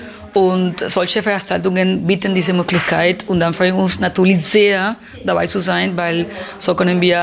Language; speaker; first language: German; non-native, fluent; Spanish